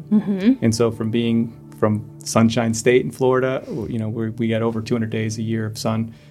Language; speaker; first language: English; native; English